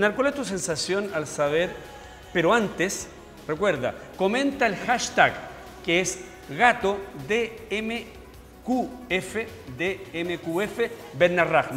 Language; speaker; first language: Spanish; native; Spanish